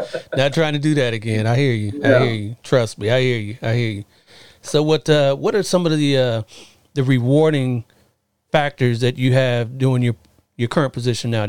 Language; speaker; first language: English; native; English